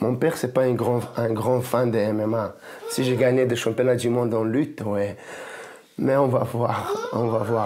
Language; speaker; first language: French; non-native, learner; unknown